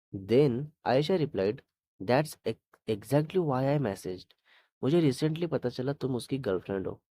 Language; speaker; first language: Hindi; non-native, local second language; Marathi